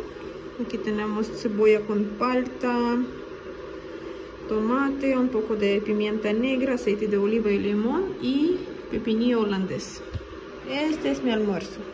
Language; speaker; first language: Spanish; non-native, fluent; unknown